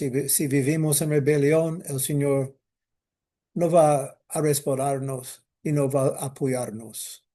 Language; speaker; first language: Spanish; non-native, fluent; English